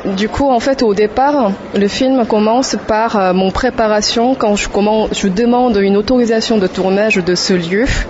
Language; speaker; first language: French; non-native, fluent; Korean